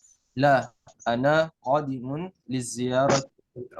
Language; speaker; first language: Arabic; non-native, learner; Indonesian